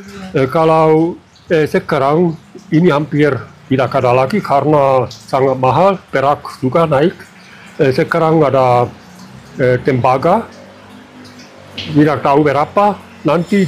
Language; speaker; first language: Indonesian; non-native, fluent; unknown